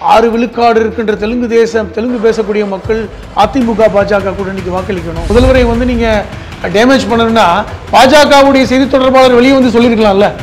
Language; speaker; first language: Tamil; native; Tamil